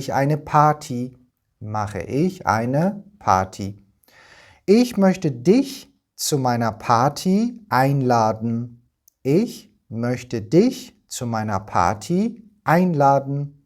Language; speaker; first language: German; non-native, fluent; Persian